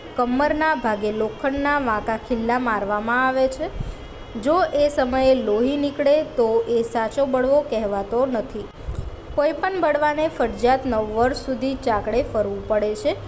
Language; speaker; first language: Gujarati; native; Gujarati